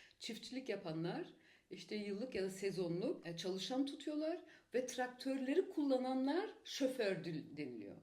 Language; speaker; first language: Turkish; early bilingual, heritage; Turkish